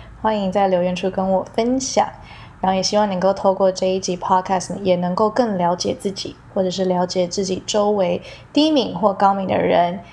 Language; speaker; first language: Chinese; early bilingual, heritage; Chinese